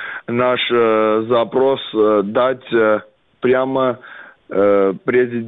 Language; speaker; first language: Russian; non-native, fluent; Armenian